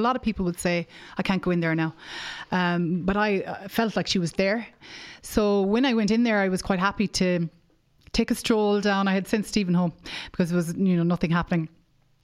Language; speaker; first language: English; native; English